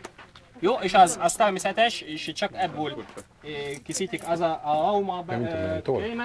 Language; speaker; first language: Hungarian; non-native, learner; Arabic